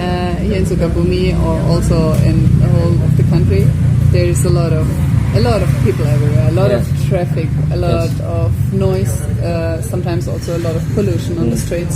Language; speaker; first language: English; non-native, fluent; German